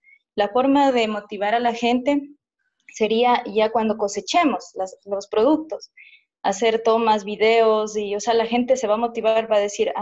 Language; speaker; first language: Spanish; native; Spanish